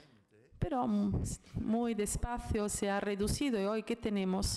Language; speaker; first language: Spanish; non-native, fluent; Italian